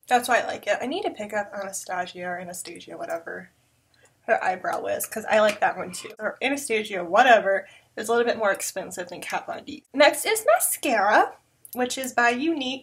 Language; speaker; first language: English; native; English